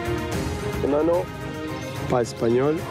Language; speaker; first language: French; non-native, fluent; Spanish